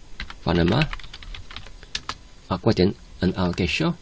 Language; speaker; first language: Welsh; non-native, learner; English